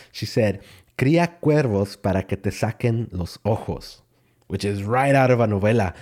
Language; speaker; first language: English; early bilingual, other home language; Spanish